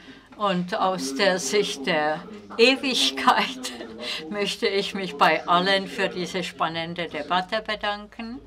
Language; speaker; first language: German; non-native, fluent; Czech